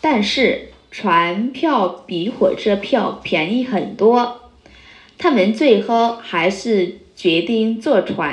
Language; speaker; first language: Chinese; non-native, fluent; Vietnamese